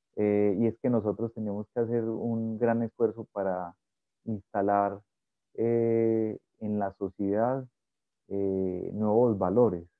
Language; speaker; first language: Spanish; native; Spanish